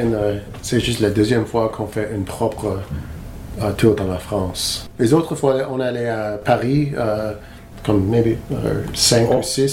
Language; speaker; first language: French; non-native, learner; English